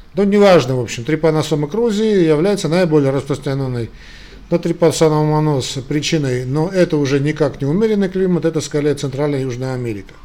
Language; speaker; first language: Russian; non-native, local second language; Armenian